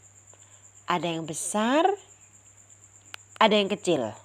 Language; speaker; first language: Indonesian; native; Indonesian